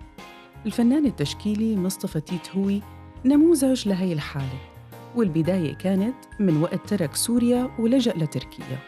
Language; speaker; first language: Arabic; native; Arabic